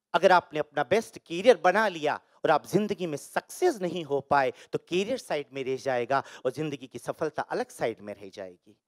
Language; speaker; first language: Hindi; native; Hindi